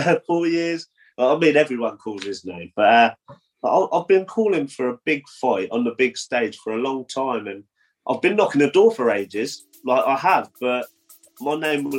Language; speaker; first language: English; native; English